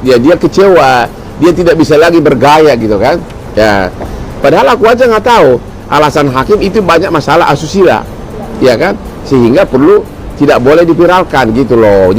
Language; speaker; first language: Indonesian; native; Indonesian